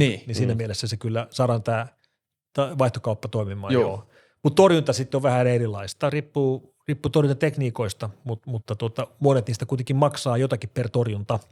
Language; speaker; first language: Finnish; native; Finnish